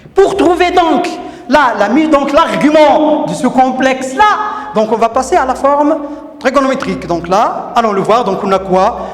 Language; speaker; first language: French; non-native, local second language; Arabic